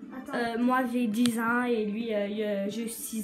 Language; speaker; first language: French; native; French